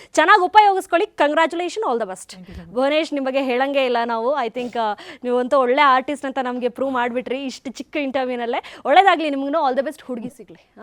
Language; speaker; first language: Kannada; native; Kannada